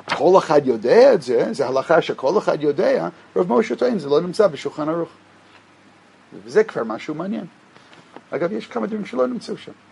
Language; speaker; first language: Hebrew; non-native, fluent; English